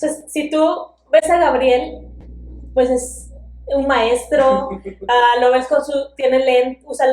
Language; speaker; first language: Spanish; native; Spanish